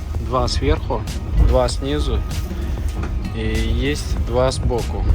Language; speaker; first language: Russian; native; Russian